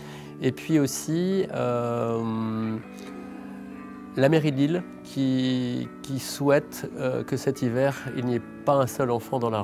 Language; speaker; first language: French; native; French